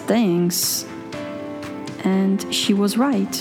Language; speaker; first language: English; native; English